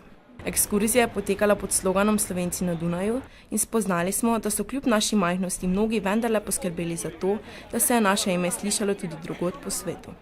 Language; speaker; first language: Slovenian; native; Slovenian